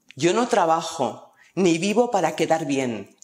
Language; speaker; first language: Spanish; native; Spanish